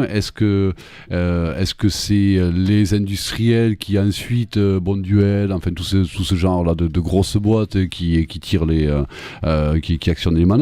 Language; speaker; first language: French; native; French